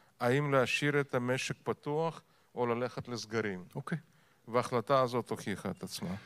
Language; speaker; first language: Hebrew; non-native, fluent; Russian